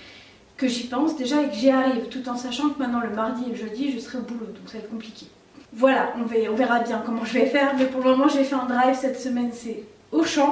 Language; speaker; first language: French; native; French